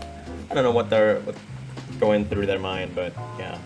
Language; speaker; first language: English; non-native, fluent; Indonesian